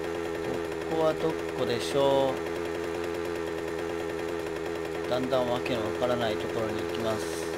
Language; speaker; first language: Japanese; native; Japanese